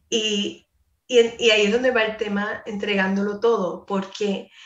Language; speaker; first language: Spanish; non-native, fluent; English